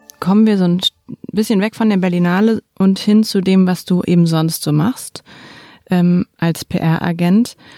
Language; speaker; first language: German; native; German